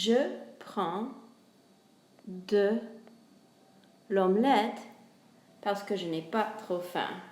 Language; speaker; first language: French; non-native, fluent; English